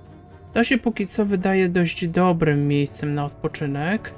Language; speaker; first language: Polish; native; Polish